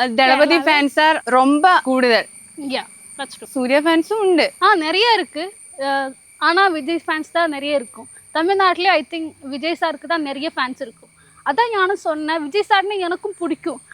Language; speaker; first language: Tamil; non-native, learner; Malayalam